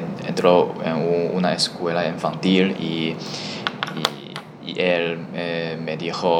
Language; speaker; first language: Spanish; non-native, learner; Chinese